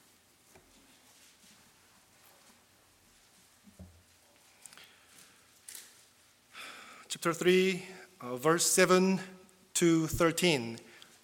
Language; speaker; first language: English; non-native, fluent; Korean